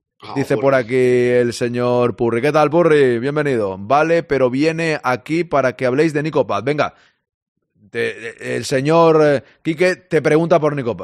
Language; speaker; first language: Spanish; native; Spanish